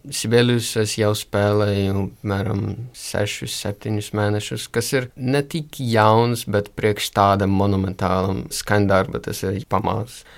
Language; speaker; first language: Latvian; early bilingual, other home language; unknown